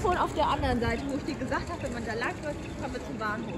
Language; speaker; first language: German; native; German